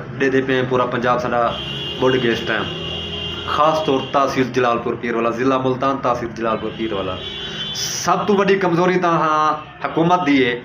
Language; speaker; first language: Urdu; non-native, local second language; Saraiki